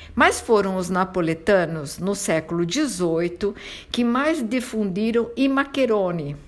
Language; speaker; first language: Portuguese; non-native, fluent; Italian